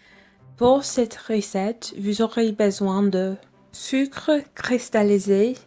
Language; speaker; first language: French; non-native, fluent; English